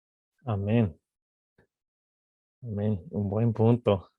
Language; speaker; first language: Spanish; non-native, fluent; English